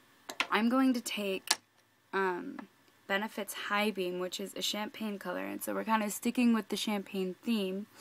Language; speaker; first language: English; native; English